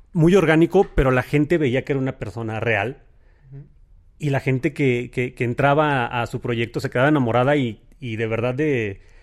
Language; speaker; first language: Spanish; native; Spanish